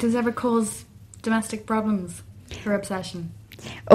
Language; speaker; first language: English; native; English